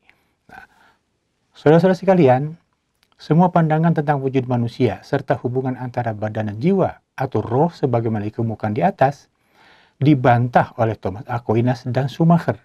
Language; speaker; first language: Indonesian; native; Indonesian